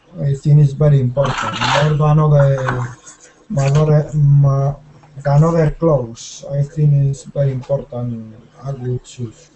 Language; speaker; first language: English; non-native, learner; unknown